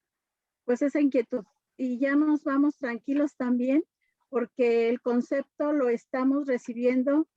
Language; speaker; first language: Spanish; native; Spanish